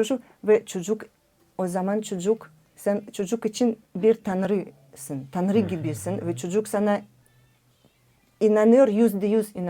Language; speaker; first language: Turkish; non-native, learner; Russian